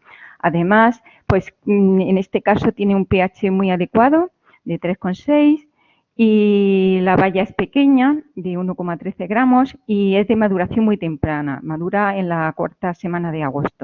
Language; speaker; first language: Spanish; native; Spanish